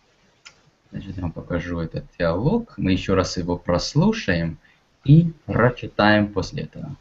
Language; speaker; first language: Russian; native; Russian